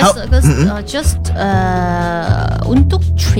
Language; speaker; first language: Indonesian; non-native, learner; Korean